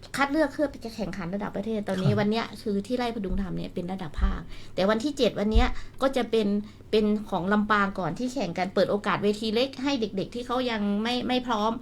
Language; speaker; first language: Thai; native; Thai